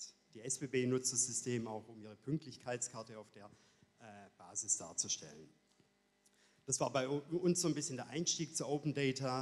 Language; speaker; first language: German; native; German